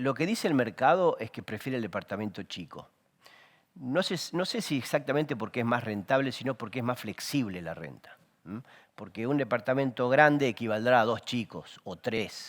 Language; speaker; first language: Spanish; native; Spanish